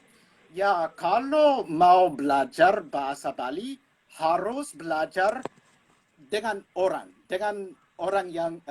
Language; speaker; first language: Indonesian; non-native, fluent; English